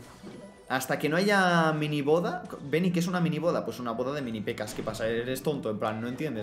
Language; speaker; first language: Spanish; native; Spanish